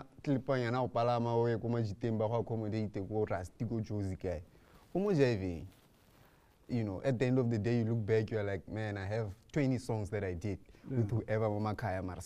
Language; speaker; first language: English; non-native, local second language; Tswana